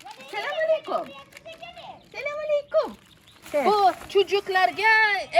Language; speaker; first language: Turkish; non-native, learner; Russian